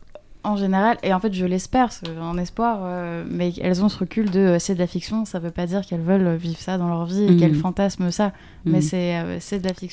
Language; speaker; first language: French; native; French